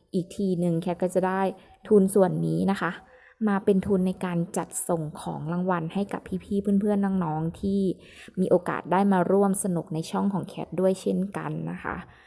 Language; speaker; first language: Thai; native; Thai